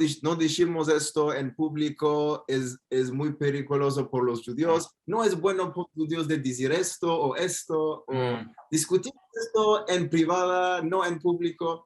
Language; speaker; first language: Spanish; non-native, fluent; Turkish